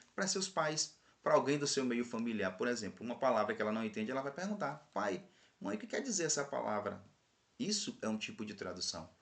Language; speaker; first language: Portuguese; native; Portuguese